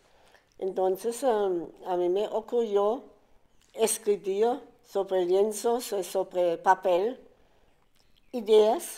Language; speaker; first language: Spanish; non-native, fluent; German